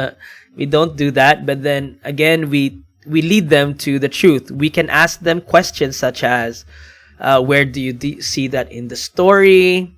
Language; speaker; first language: English; non-native, local second language; Filipino